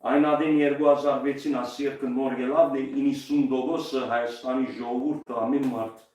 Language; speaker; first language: Armenian; early bilingual, heritage; Armenian